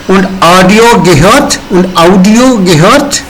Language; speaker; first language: German; non-native, fluent; Hindi